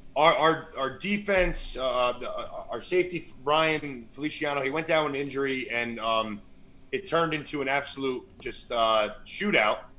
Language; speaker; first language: English; native; English